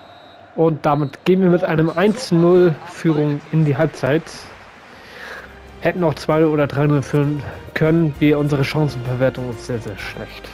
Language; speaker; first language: German; native; German